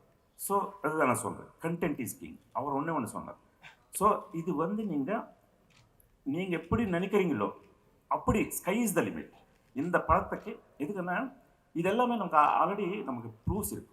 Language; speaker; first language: Tamil; non-native, local second language; Telugu